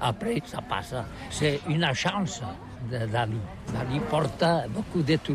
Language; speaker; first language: French; non-native, learner; Catalan